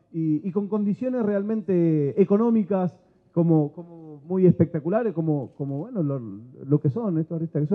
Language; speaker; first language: Spanish; native; Spanish